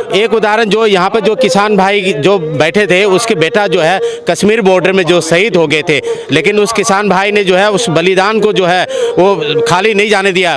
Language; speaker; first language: Hindi; non-native, local second language; Assamese